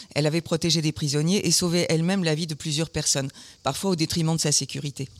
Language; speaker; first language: French; early bilingual, other home language; German